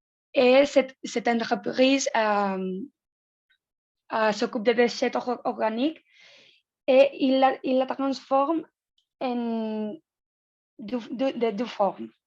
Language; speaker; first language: French; non-native, learner; Spanish